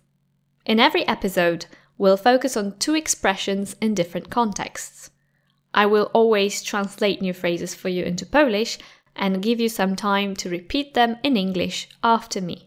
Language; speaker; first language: English; non-native, fluent; Polish